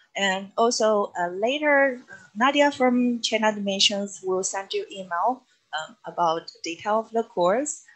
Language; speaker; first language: English; non-native, fluent; Chinese